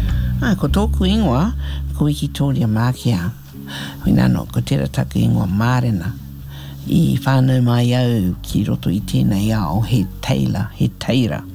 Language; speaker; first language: Māori; non-native, local second language; English